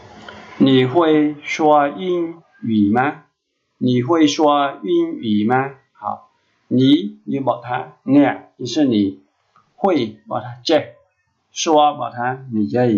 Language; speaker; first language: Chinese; non-native, fluent; Khmer